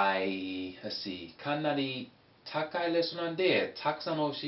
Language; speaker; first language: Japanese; non-native, fluent; English